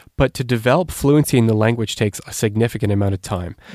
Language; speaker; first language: English; native; English